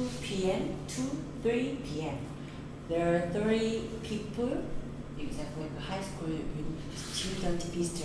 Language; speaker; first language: English; non-native, learner; Korean